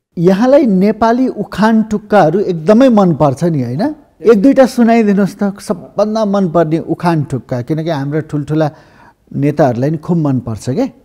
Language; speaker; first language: Nepali; native; Nepali